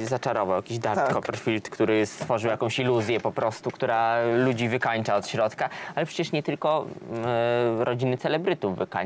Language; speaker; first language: Polish; native; Polish